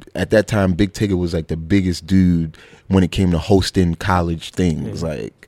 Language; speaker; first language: English; native; English